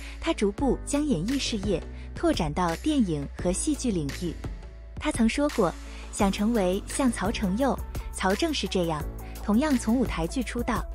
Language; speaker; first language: Chinese; native; Chinese